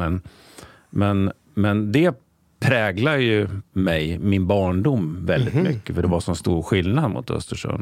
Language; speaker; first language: Swedish; native; Swedish